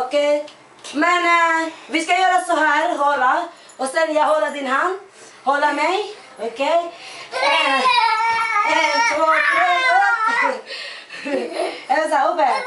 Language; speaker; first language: Swedish; non-native, learner; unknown